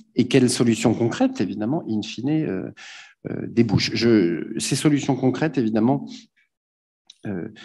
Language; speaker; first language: French; native; French